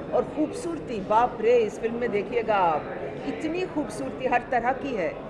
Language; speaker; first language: Hindi; non-native, local second language; Gujarati